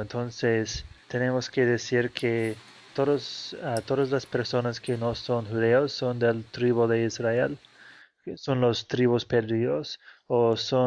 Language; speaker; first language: Spanish; non-native, fluent; Portuguese